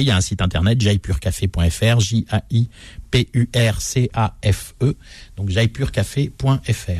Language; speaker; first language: French; native; French